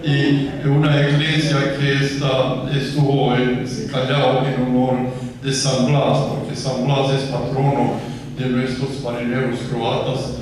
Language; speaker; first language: Spanish; non-native, fluent; Croatian